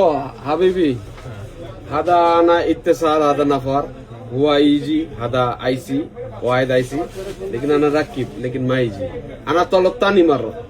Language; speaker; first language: Arabic; non-native, learner; Bangla